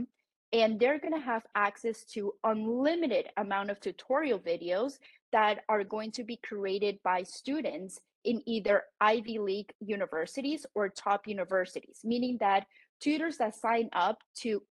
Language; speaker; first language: English; non-native, fluent; Spanish